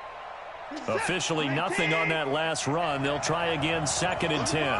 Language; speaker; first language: English; native; English